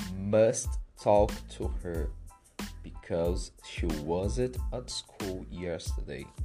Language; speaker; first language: English; non-native, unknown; Portuguese